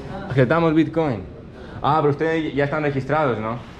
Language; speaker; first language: Spanish; non-native, fluent; Greek